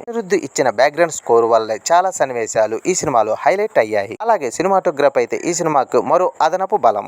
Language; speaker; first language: Telugu; native; Telugu